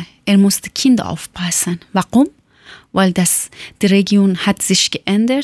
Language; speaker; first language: German; non-native, learner; Persian